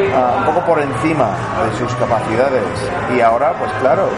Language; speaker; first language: Spanish; non-native, fluent; English